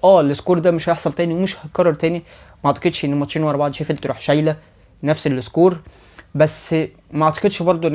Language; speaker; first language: Arabic; native; Arabic